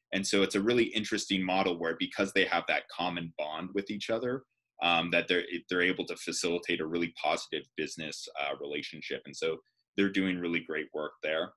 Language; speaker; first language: English; native; English